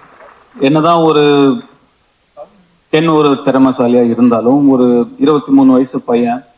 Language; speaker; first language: Tamil; native; Tamil